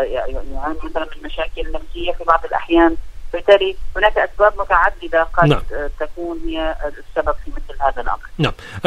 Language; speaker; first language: Arabic; native; Arabic